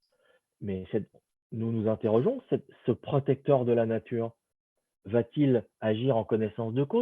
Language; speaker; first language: French; native; French